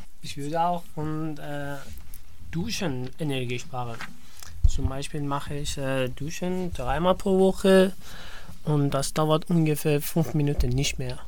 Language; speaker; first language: German; non-native, learner; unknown